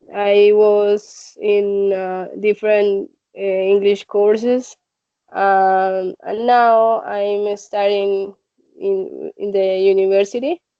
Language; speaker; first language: English; non-native, learner; Spanish